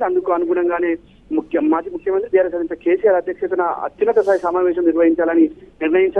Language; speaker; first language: Telugu; native; Telugu